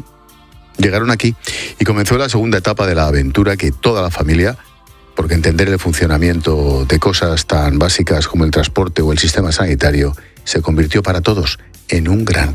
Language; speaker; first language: Spanish; native; Spanish